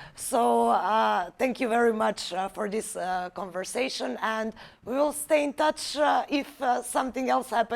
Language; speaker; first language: English; non-native, fluent; Macedonian